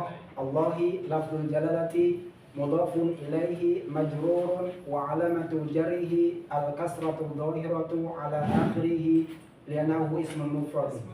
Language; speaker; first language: Arabic; non-native, learner; Indonesian